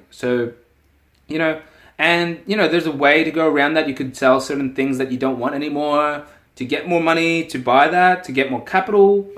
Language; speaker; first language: English; native; English